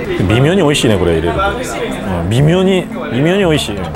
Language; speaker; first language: Japanese; non-native, fluent; Korean